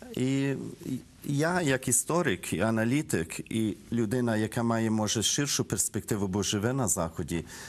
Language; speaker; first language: Ukrainian; early bilingual, heritage; Ukrainian